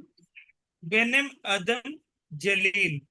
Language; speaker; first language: Turkish; non-native, learner; Urdu